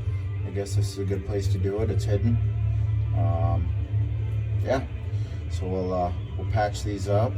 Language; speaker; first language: English; native; English